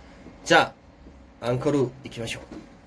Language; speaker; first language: Japanese; non-native, fluent; Korean